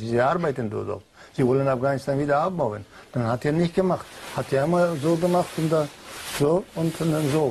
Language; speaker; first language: German; non-native, learner; Pashto